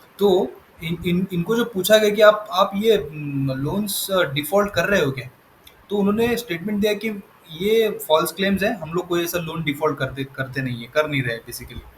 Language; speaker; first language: Hindi; non-native, local second language; Marathi